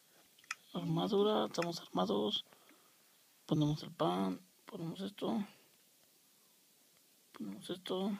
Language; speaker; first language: Spanish; native; Spanish